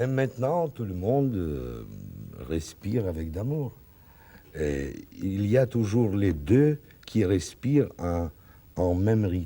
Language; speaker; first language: French; non-native, learner; Russian